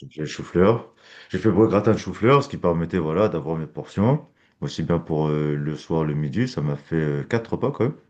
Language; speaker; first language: French; native; French